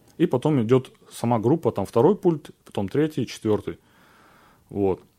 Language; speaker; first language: Russian; native; Russian